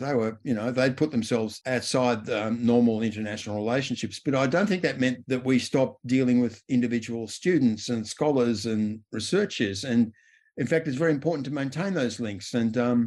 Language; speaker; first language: English; native; English